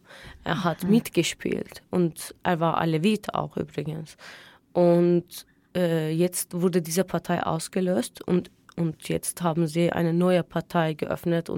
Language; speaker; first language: German; non-native, fluent; Turkish